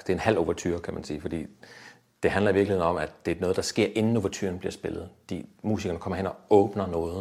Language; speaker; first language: Danish; native; Danish